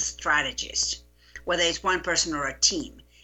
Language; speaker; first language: English; non-native, fluent; Spanish